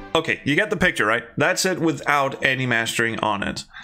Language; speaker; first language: English; non-native, fluent; Danish